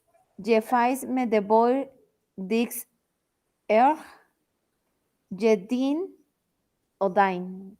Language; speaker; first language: French; non-native, learner; Spanish